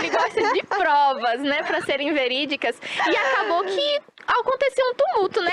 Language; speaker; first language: Portuguese; native; Portuguese